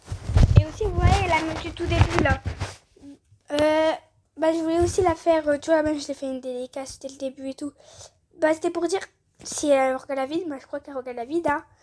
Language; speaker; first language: French; native; French